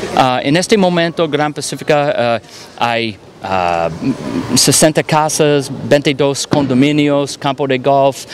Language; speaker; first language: Spanish; non-native, learner; English